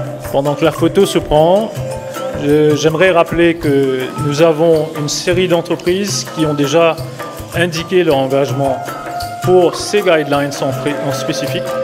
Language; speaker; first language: French; non-native, local second language; Morisyen